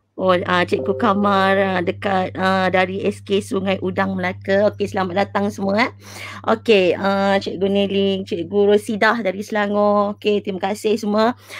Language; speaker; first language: Malay; native; Malay